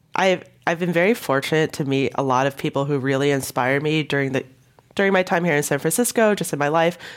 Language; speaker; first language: English; non-native, local second language; Cantonese